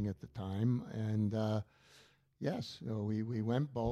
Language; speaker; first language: English; native; English